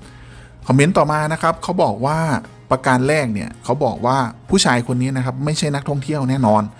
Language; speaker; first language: Thai; native; Thai